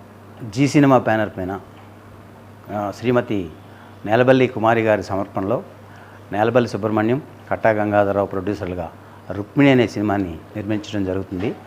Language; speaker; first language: Telugu; native; Telugu